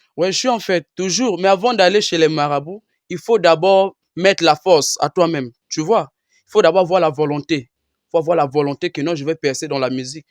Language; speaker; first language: French; non-native, local second language; Lingala